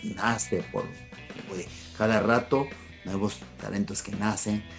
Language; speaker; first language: Spanish; non-native, fluent; Japanese